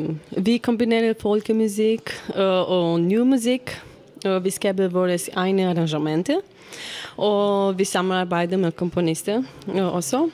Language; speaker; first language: Danish; non-native, learner; Romanian